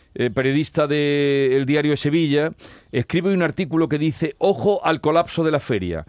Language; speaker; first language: Spanish; native; Spanish